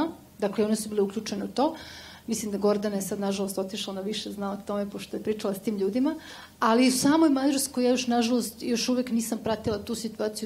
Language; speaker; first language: Serbian; native; Serbian